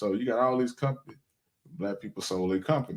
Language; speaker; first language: English; native; English